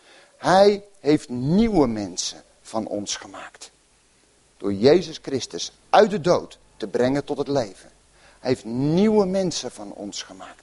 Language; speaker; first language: Dutch; native; Dutch